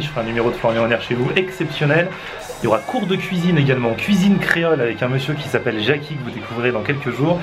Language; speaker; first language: French; native; French